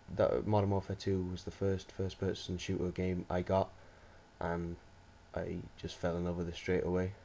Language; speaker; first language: English; native; English